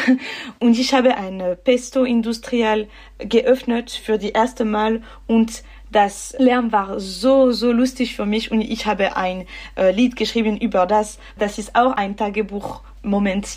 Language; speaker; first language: German; non-native, learner; French